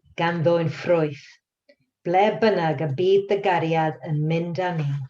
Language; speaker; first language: Welsh; non-native, local second language; English